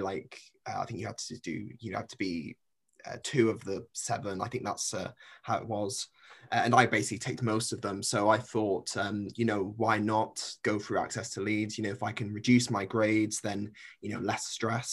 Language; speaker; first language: English; native; English